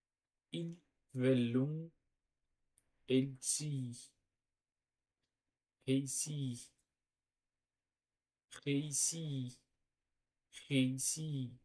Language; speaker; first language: French; non-native, learner; Portuguese